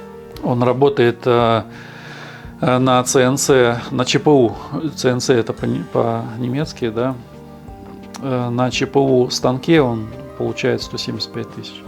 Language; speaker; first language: Russian; native; Russian